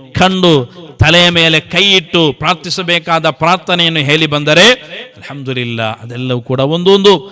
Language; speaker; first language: Kannada; non-native, local second language; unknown